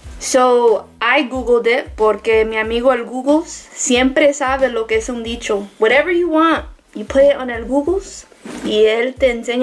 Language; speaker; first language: Spanish; early bilingual, heritage; Spanish